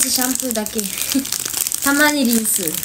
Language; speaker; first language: Japanese; early bilingual, other home language; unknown